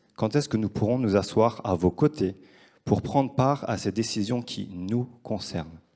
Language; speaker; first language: French; native; French